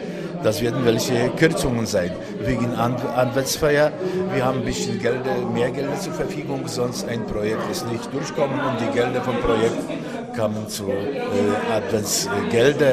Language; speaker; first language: German; non-native, local second language; Polish